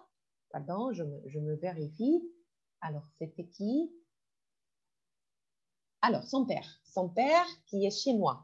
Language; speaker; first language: French; non-native, fluent; Arabic